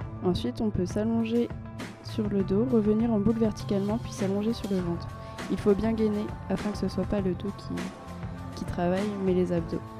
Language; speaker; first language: French; native; French